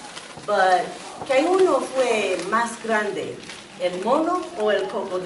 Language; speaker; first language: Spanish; non-native, learner; English